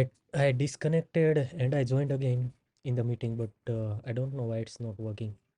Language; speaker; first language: English; non-native, fluent; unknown